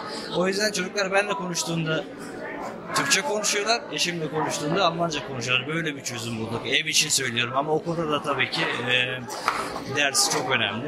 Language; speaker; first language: Turkish; early bilingual, other home language; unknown